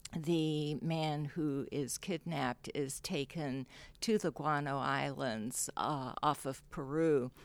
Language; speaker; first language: English; non-native, local second language; Cantonese